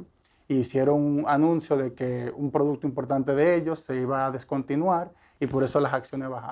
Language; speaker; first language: Spanish; native; Spanish